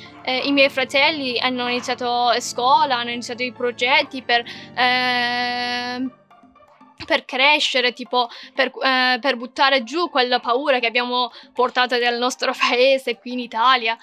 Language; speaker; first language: Italian; non-native, learner; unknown